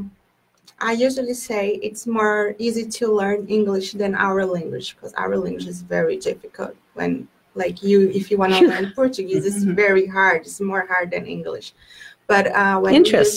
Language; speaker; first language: English; non-native, learner; Portuguese